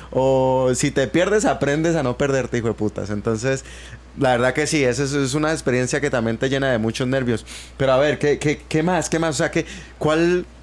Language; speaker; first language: Spanish; native; Spanish